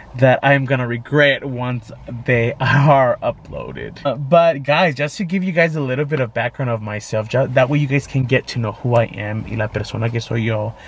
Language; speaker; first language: English; native; English